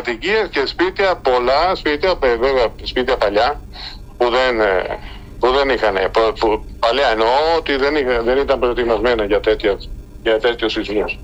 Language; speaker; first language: Greek; early bilingual, heritage; Spanish